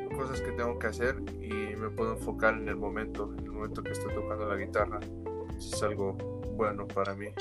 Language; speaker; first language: Spanish; early bilingual, heritage; Spanish